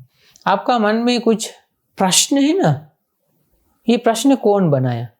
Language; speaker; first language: Hindi; non-native, fluent; Sinhala